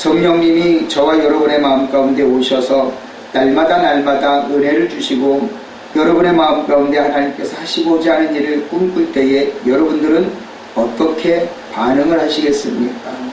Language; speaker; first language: Korean; native; Korean